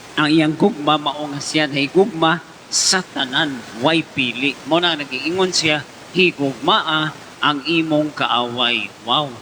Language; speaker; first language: Cebuano; native; Cebuano